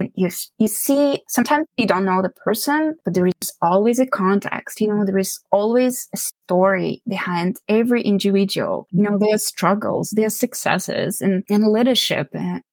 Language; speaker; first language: English; non-native, fluent; Ukrainian